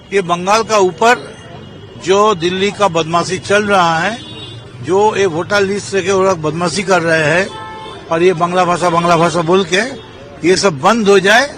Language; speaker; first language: Hindi; non-native, local second language; Bangla